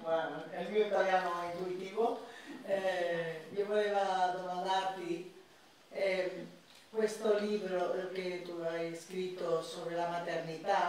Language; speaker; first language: Italian; non-native, learner; Spanish